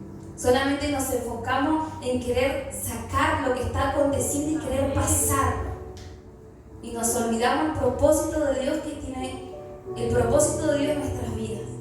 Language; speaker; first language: Spanish; native; Spanish